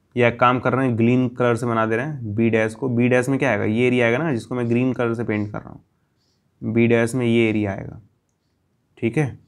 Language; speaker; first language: Hindi; native; Hindi